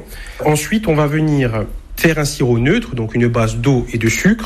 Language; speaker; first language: French; native; French